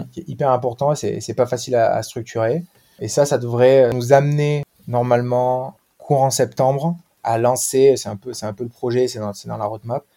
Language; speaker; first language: French; native; French